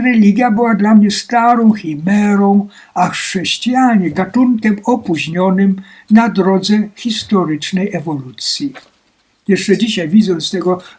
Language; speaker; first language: Polish; native; Polish